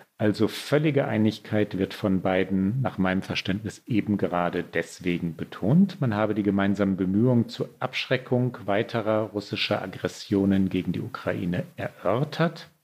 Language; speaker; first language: German; native; German